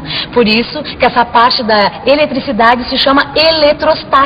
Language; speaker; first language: Portuguese; native; Portuguese